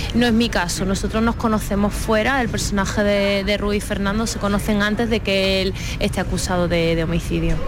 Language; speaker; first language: Spanish; native; Spanish